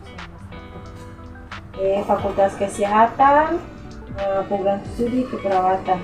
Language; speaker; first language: Indonesian; non-native, local second language; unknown